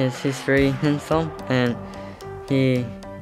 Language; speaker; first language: English; non-native, learner; Korean